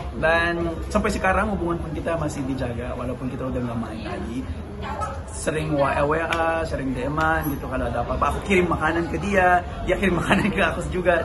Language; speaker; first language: Indonesian; non-native, fluent; Filipino